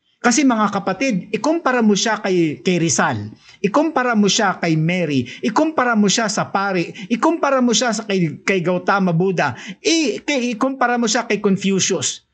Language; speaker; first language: Filipino; non-native, local second language; Cebuano